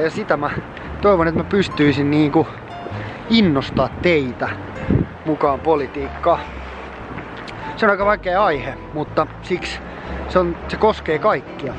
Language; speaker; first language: Finnish; native; Finnish